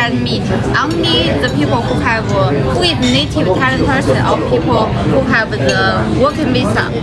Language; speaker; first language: English; non-native, learner; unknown